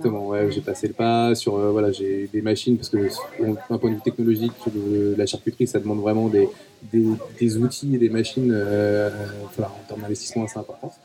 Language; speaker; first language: French; native; French